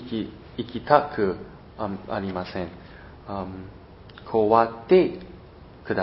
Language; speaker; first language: Japanese; non-native, learner; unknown